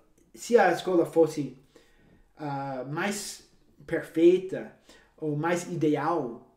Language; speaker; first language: Portuguese; non-native, fluent; English